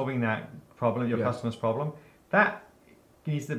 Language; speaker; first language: English; native; English